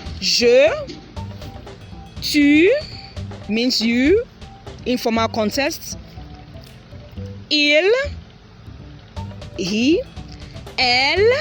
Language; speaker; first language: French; non-native, fluent; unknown